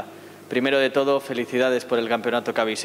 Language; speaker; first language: Spanish; native; Spanish